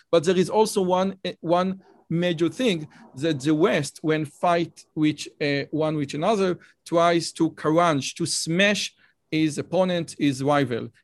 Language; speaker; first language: English; non-native, fluent; Hebrew